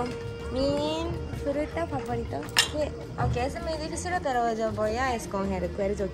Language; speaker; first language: Spanish; non-native, learner; Japanese